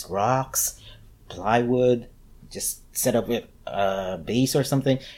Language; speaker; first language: English; non-native, local second language; Filipino